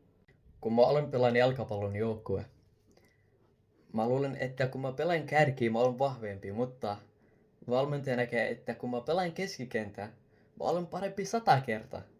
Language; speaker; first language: Finnish; non-native, learner; Arabic